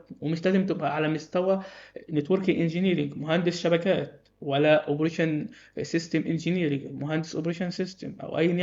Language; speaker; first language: Arabic; native; Arabic